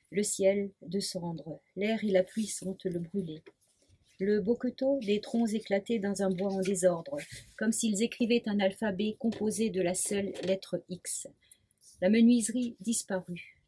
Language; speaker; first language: French; non-native, local second language; Swiss German